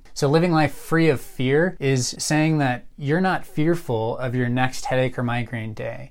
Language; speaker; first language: English; native; English